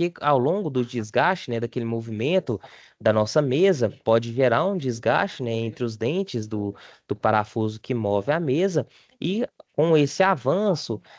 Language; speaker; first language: Portuguese; native; Portuguese